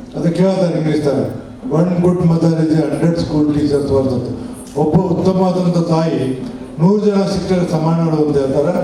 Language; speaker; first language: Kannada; native; Kannada